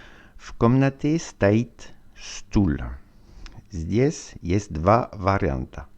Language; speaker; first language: Russian; non-native, learner; French